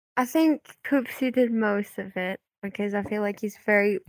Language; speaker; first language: English; non-native, fluent; Dutch